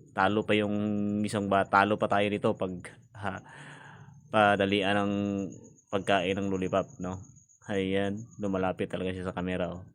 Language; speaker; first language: Filipino; non-native, local second language; Cebuano